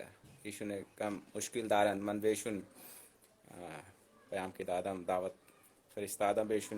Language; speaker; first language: Persian; non-native, fluent; Hindi